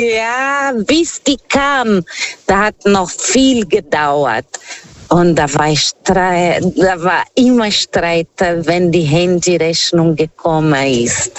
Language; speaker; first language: German; non-native, learner; Portuguese